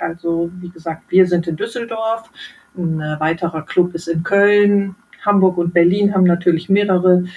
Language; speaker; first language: German; native; German